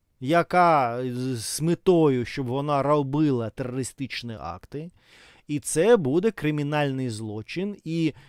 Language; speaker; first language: Ukrainian; non-native, fluent; Russian